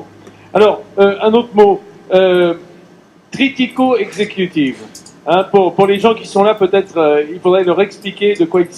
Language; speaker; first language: French; native; French